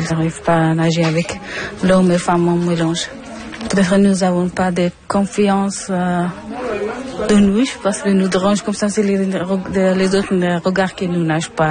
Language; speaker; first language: French; non-native, learner; Persian